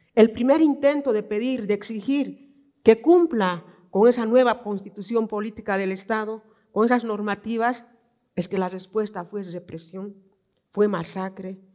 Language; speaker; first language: Spanish; native; Spanish